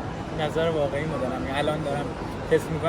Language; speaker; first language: Persian; native; Persian